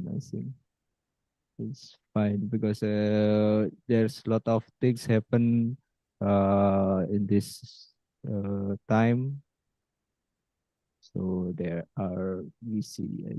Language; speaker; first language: English; non-native, fluent; Indonesian